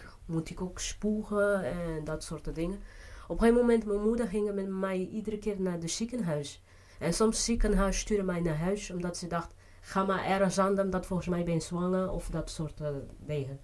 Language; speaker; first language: Dutch; non-native, fluent; Portuguese